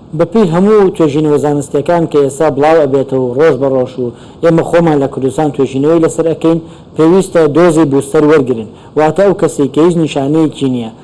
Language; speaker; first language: Central Kurdish; native; Central Kurdish